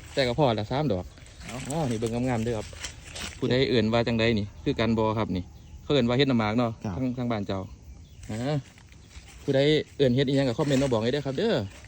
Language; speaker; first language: Thai; native; Thai